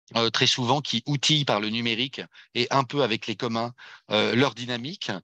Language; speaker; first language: French; native; French